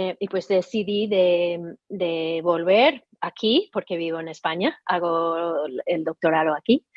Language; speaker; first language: Spanish; non-native, fluent; English